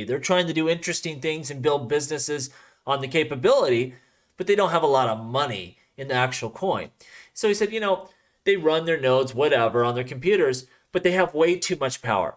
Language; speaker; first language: English; native; English